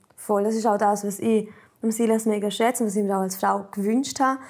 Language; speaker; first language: German; native; German